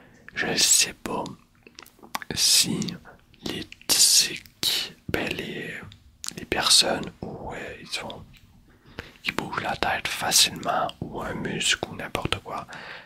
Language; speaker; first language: French; native; French